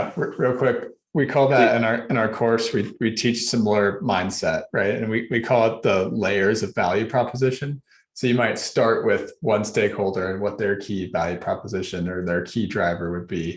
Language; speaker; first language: English; native; English